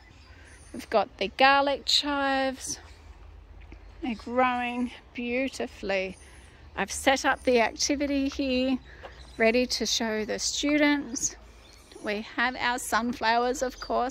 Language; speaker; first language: English; native; English